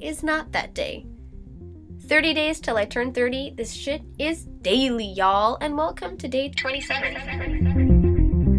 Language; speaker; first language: English; native; English